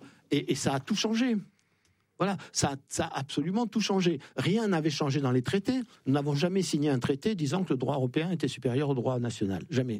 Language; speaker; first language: French; native; French